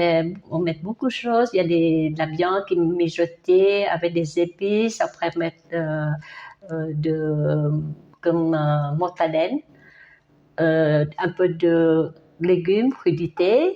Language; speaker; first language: French; non-native, learner; Vietnamese